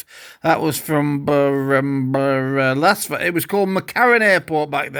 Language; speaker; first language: English; native; English